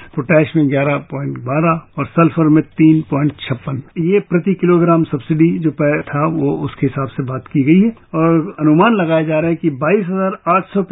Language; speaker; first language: Hindi; non-native, local second language; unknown